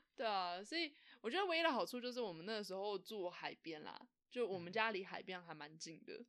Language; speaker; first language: Chinese; native; Chinese